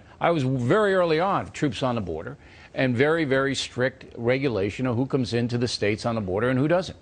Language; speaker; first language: English; native; English